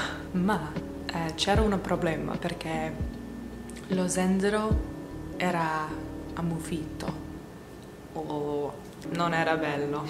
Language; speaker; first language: Italian; non-native, learner; English